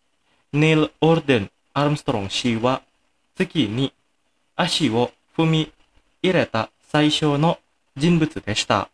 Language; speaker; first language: Japanese; non-native, fluent; Indonesian